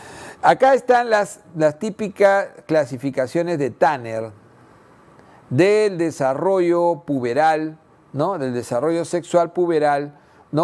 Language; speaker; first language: Spanish; native; Spanish